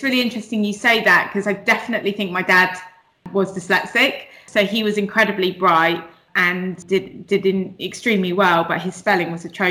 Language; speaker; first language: English; native; English